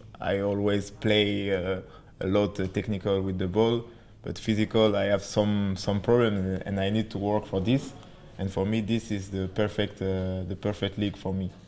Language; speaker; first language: English; non-native, learner; French